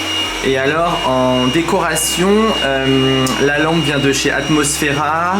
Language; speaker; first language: French; native; French